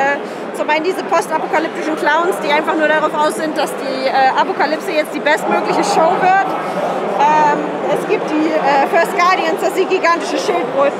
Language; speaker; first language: German; native; German